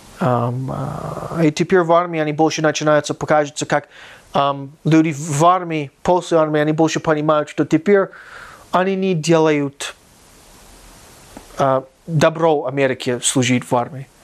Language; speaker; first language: Russian; non-native, learner; English